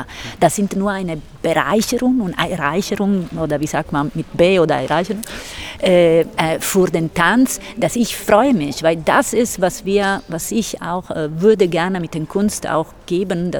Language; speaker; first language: German; non-native, fluent; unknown